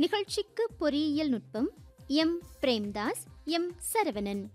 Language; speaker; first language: Tamil; native; Tamil